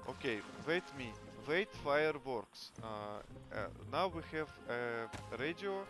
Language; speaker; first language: English; non-native, learner; Russian